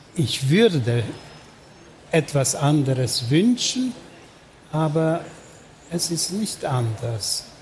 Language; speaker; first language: German; non-native, fluent; Hungarian